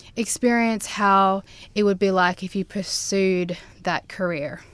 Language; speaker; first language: English; native; English